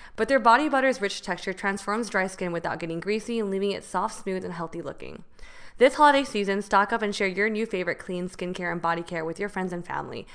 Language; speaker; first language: English; early bilingual, other home language; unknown